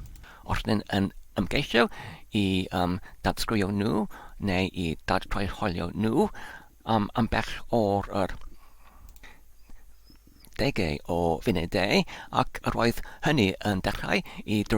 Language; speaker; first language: Welsh; non-native, learner; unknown